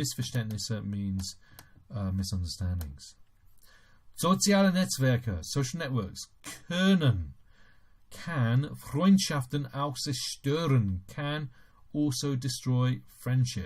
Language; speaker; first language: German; non-native, fluent; English